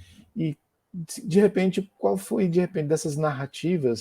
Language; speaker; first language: Portuguese; native; Portuguese